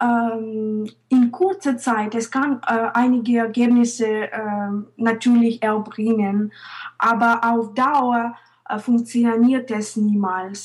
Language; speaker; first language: German; non-native, fluent; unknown